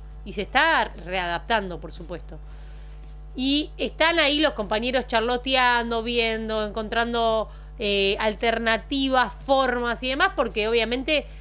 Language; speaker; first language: Spanish; native; Spanish